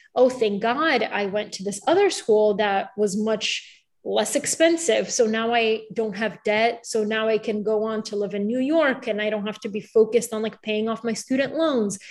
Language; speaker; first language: English; early bilingual, other home language; Bulgarian